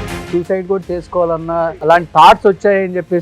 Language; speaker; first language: Telugu; native; Telugu